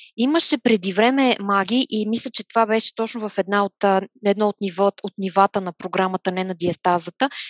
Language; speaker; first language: Bulgarian; native; Bulgarian